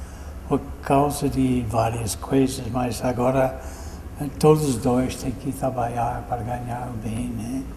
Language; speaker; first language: Portuguese; non-native, fluent; English